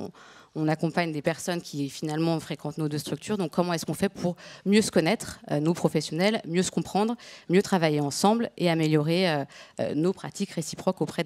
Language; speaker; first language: French; native; French